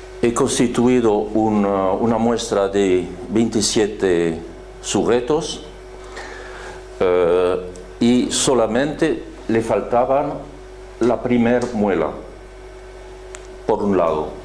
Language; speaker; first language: Spanish; non-native, fluent; French